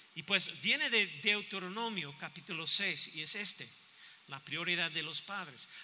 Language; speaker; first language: Spanish; non-native, fluent; English